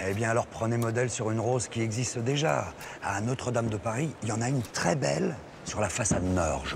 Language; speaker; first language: French; native; French